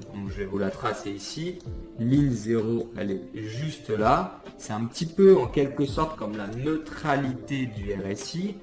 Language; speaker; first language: French; native; French